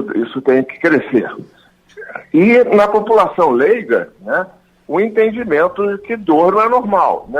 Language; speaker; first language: Portuguese; native; Portuguese